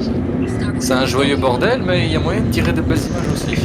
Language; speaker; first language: French; native; French